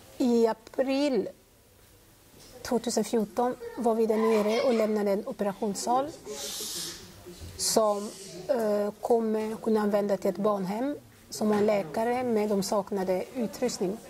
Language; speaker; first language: Swedish; non-native, fluent; Lingala